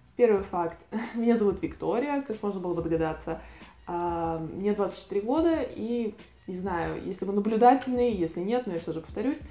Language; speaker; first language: Russian; native; Russian